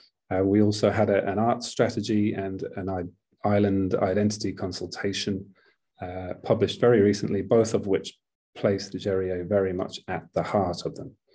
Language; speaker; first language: English; native; English